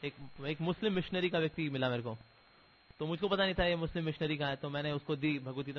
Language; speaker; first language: Hindi; native; Hindi